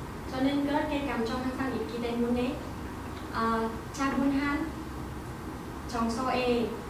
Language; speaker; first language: Korean; non-native, learner; Vietnamese